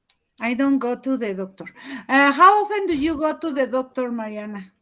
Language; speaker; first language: English; non-native, learner; Spanish